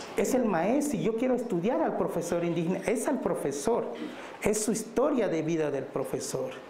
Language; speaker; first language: Spanish; non-native, local second language; Mixtepec Mixtec